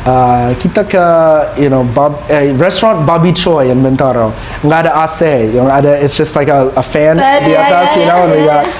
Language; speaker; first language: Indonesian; non-native, learner; English